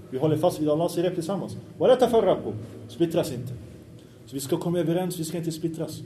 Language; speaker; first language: Swedish; early bilingual, other home language; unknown